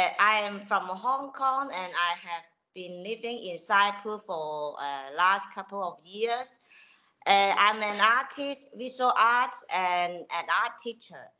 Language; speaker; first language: English; non-native, local second language; Cantonese